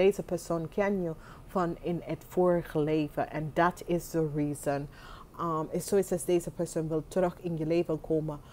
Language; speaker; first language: Dutch; non-native, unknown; English